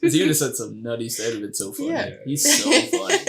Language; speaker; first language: English; native; English